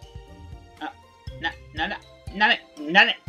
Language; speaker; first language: Japanese; non-native, learner; Spanish